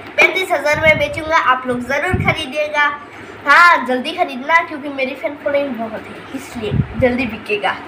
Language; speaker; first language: Hindi; non-native, local second language; Assamese